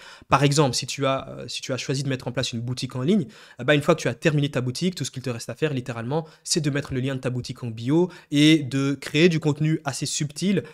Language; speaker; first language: French; native; French